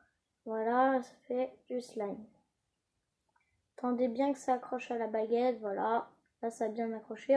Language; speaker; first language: French; native; French